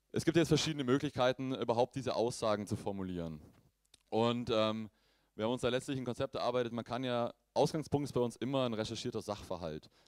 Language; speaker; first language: German; native; German